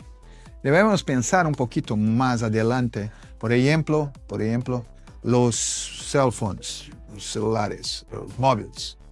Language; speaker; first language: Spanish; non-native, fluent; Portuguese